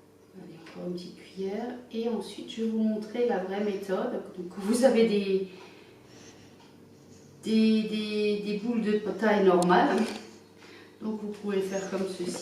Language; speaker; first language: French; native; French